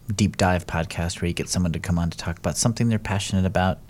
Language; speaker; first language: English; native; English